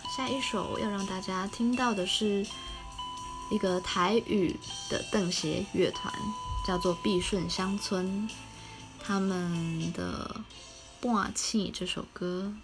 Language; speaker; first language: Chinese; non-native, local second language; Min Nan Chinese